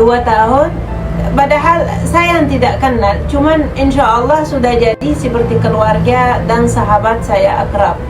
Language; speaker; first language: Indonesian; non-native, fluent; Arabic